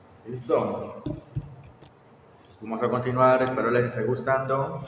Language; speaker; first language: Spanish; native; Spanish